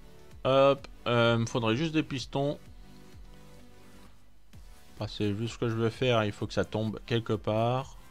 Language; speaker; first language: French; native; French